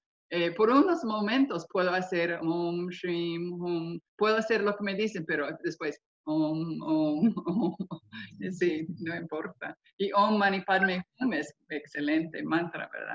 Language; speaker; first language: Spanish; non-native, fluent; English